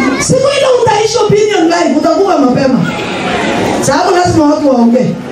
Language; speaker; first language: Swahili; non-native, local second language; Kalenjin